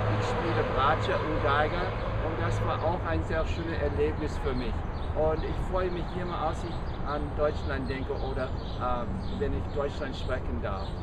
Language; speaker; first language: German; non-native, fluent; English